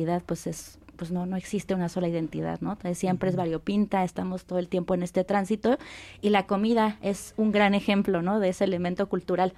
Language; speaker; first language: Spanish; native; Spanish